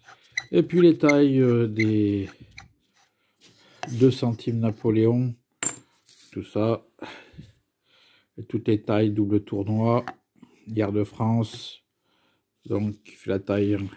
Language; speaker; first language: French; native; French